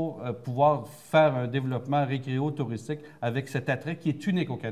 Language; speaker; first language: French; native; French